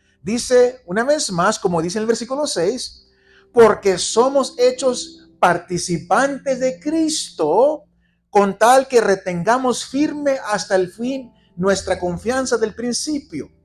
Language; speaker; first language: Spanish; native; Spanish